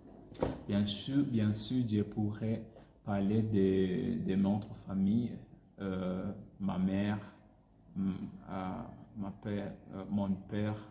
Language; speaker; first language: French; non-native, learner; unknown